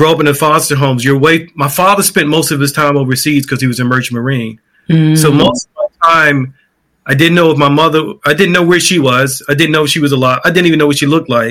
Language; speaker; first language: English; native; English